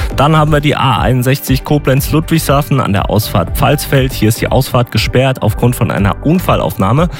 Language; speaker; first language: German; native; German